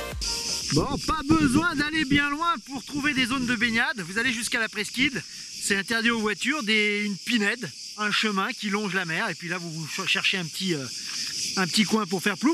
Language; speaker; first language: French; native; French